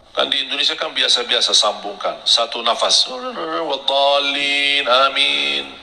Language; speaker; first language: Indonesian; non-native, fluent; Arabic